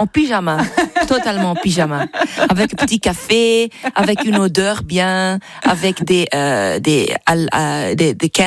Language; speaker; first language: French; non-native, learner; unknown